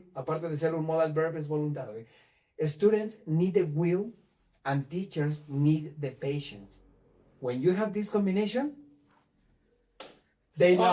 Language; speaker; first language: English; non-native, fluent; Spanish